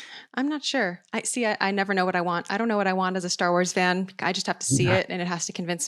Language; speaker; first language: English; native; English